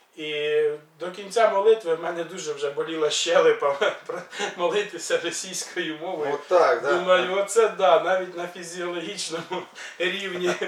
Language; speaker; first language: Ukrainian; native; Ukrainian